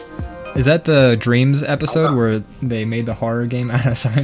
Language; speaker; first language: English; native; English